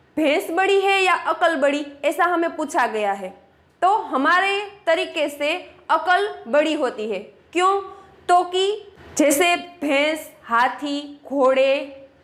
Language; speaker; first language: Hindi; non-native, local second language; Gujarati